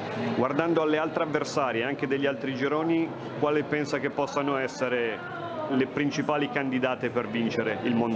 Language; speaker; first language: Italian; native; Italian